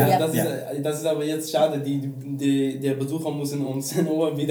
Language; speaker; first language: German; non-native, learner; Persian